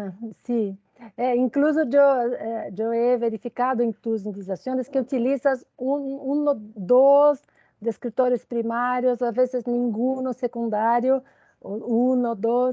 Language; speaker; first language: Spanish; non-native, fluent; Portuguese